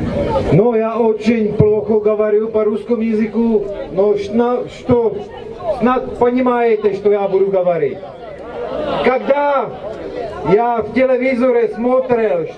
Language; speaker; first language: Russian; non-native, learner; Czech